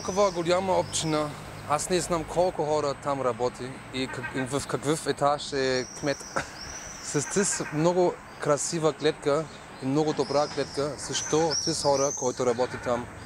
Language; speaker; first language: Bulgarian; non-native, learner; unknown